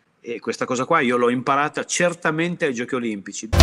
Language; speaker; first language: Italian; native; Italian